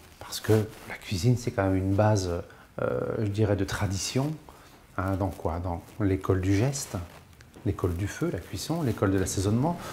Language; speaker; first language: French; native; French